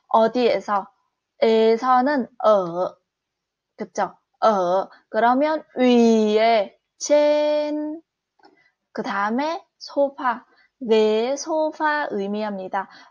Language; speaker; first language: Korean; non-native, fluent; Vietnamese